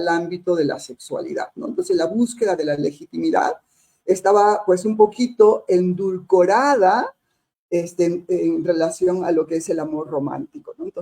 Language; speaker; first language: Spanish; native; Spanish